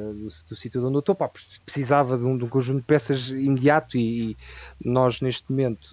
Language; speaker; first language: Portuguese; native; Portuguese